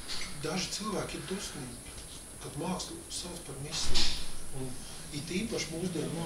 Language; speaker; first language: Latvian; native; Latvian